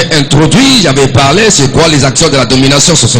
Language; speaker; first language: French; non-native, local second language; Lingala